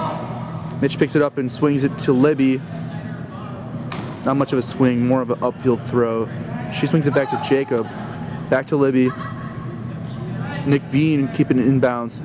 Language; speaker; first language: English; native; English